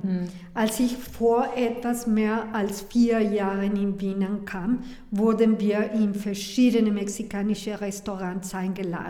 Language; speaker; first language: German; non-native, learner; Spanish